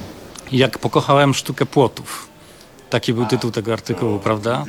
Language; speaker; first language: Polish; native; Polish